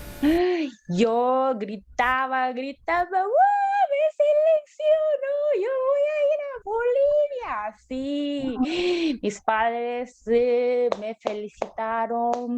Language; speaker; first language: Spanish; non-native, learner; Korean